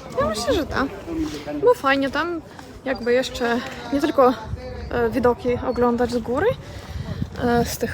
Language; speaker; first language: Polish; non-native, learner; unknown